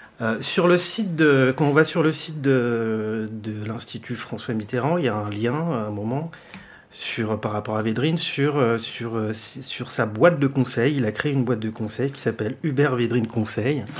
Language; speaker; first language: French; native; French